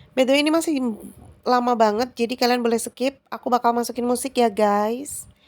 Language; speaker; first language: Indonesian; non-native, local second language; Javanese